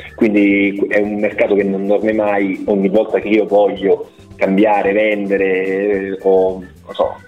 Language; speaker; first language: Italian; native; Italian